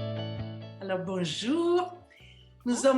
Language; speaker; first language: French; non-native, fluent; Spanish